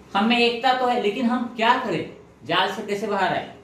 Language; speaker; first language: Hindi; non-native, local second language; Marathi